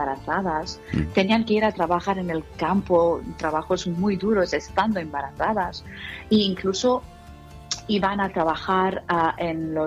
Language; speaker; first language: Spanish; non-native, fluent; Telugu